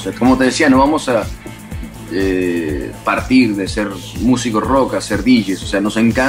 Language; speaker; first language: Spanish; early bilingual, other home language; English